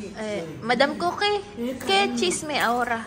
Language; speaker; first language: Spanish; non-native, learner; Filipino